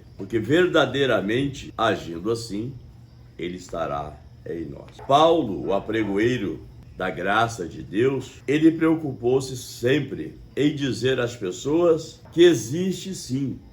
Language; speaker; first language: Portuguese; native; Portuguese